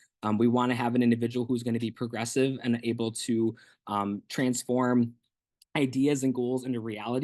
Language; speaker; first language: English; native; English